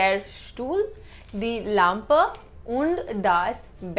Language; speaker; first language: German; non-native, fluent; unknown